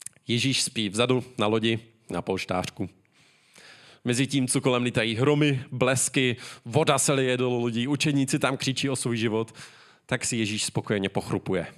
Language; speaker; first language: Czech; native; Czech